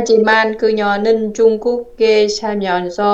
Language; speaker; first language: Korean; non-native, learner; Vietnamese